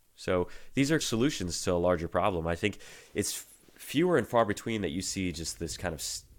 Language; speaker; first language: English; native; English